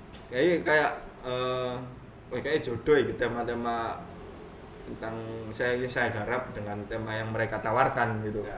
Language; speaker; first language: Indonesian; non-native, local second language; Javanese